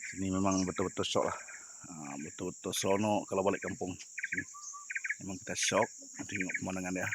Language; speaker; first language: Malay; non-native, local second language; Iban